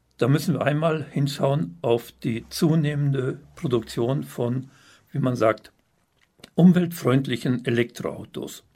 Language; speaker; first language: German; native; German